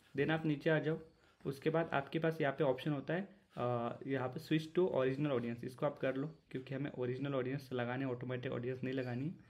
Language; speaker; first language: Hindi; non-native, local second language; Marathi